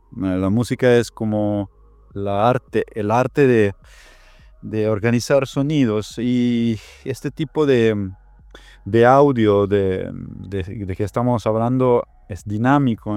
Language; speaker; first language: Spanish; non-native, fluent; Italian